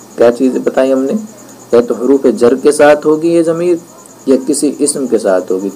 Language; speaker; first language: Urdu; native; Urdu